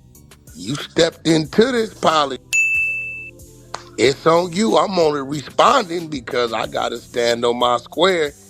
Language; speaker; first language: English; native; English